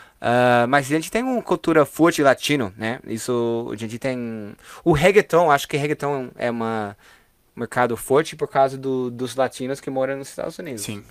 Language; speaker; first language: Portuguese; non-native, fluent; English